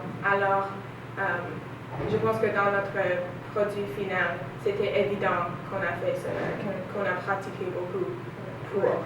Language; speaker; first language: French; non-native, learner; English